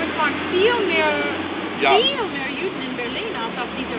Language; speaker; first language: German; non-native, learner; English